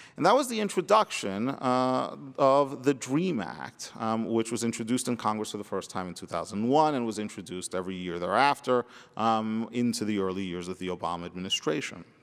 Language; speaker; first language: English; early bilingual, other home language; Spanish